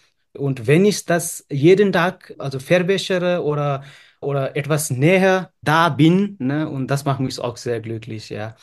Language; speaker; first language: German; non-native, fluent; Nepali